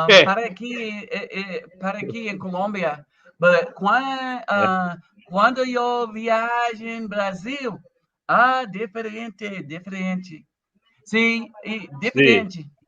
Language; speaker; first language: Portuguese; non-native, learner; English